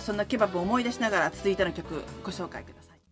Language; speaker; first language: Japanese; native; Japanese